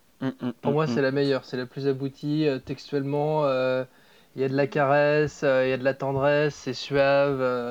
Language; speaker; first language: French; native; French